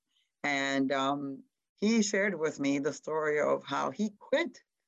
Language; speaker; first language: English; non-native, fluent; Hungarian